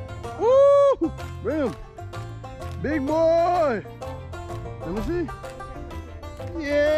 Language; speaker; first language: English; native; English